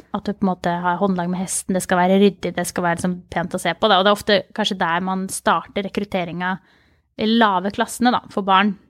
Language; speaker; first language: Norwegian; native; Norwegian